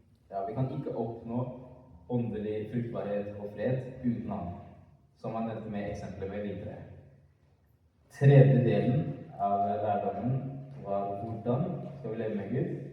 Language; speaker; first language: Norwegian; early bilingual, other home language; Amharic